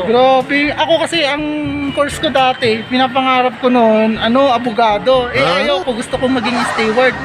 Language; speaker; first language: Filipino; non-native, local second language; Hiligaynon